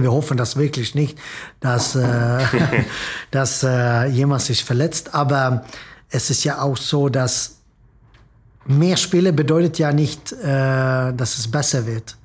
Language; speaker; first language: German; non-native, fluent; Swedish